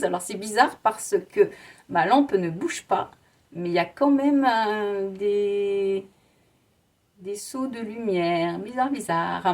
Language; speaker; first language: French; native; French